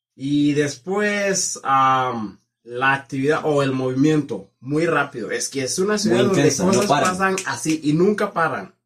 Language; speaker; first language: Spanish; non-native, fluent; Swahili